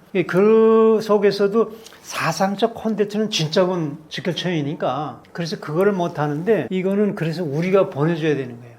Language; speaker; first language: Korean; native; Korean